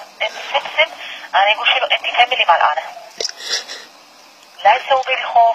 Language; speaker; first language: Arabic; non-native, learner; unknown